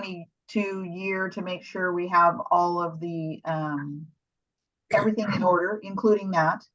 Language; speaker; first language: English; native; English